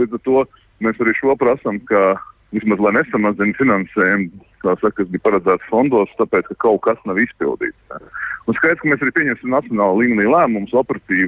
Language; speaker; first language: Latvian; native; Latvian